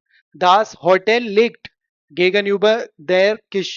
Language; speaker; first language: German; non-native, fluent; Hindi